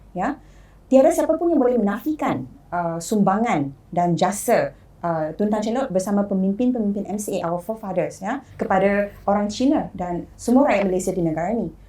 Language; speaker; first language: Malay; non-native, local second language; Chinese